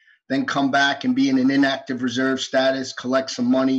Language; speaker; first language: English; native; English